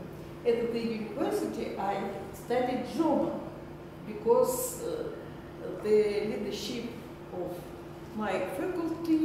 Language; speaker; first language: English; non-native, learner; Russian